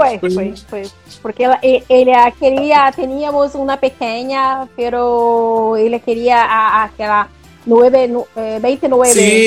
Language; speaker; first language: Spanish; non-native, learner; Portuguese